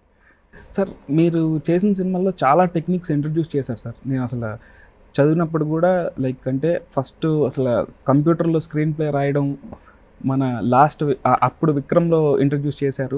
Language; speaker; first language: Telugu; native; Telugu